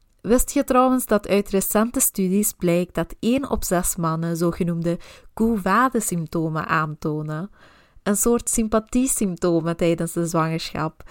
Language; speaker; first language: Dutch; non-native, local second language; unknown